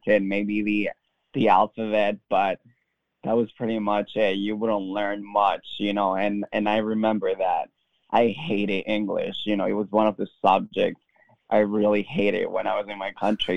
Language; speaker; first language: English; non-native, fluent; Spanish